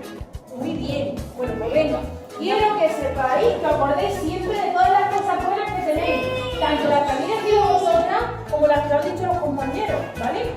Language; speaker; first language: Spanish; native; Spanish